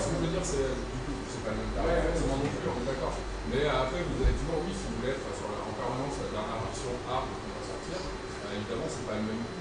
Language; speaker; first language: French; native; French